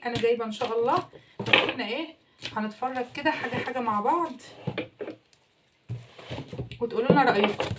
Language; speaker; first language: Arabic; native; Arabic